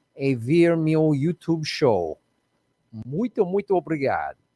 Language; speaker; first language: Portuguese; non-native, learner; English